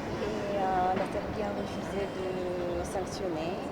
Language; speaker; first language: French; non-native, fluent; Bulgarian